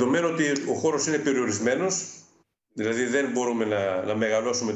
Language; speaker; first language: Greek; native; Greek